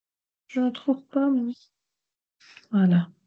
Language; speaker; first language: French; non-native, local second language; Arabic